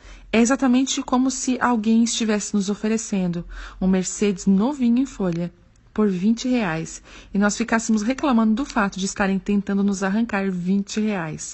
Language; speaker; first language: Portuguese; native; Portuguese